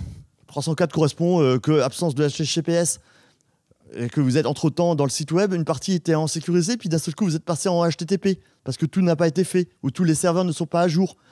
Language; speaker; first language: French; native; French